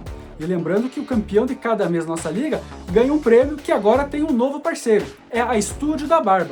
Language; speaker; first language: Portuguese; native; Portuguese